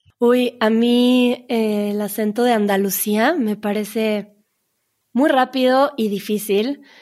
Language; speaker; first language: Spanish; native; Spanish